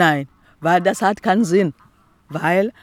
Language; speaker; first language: German; non-native, fluent; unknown